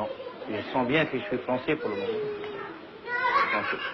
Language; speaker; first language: French; non-native, local second language; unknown